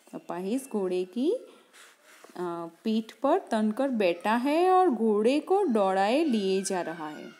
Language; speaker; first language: Hindi; non-native, local second language; Gujarati